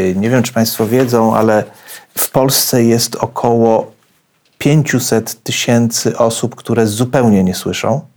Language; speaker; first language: Polish; native; Polish